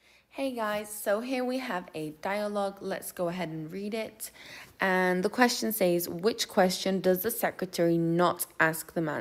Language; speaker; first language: English; non-native, fluent; Turkish